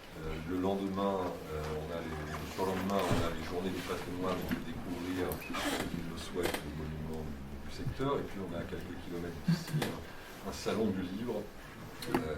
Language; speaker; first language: French; native; French